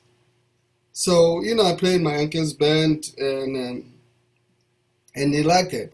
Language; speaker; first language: English; non-native, local second language; Zulu